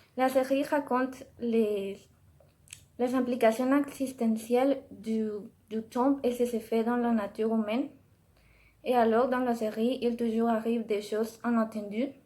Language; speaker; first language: French; non-native, learner; Spanish